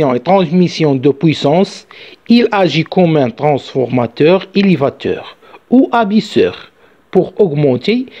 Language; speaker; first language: French; non-native, local second language; Arabic